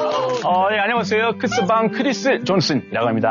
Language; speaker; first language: Korean; non-native, fluent; English